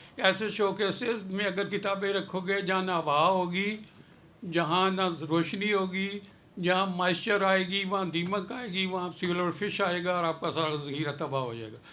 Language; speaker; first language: Urdu; non-native, local second language; Punjabi